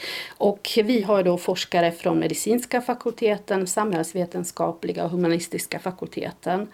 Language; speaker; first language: Swedish; non-native, fluent; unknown